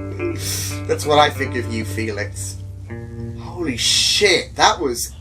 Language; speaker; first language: English; native; English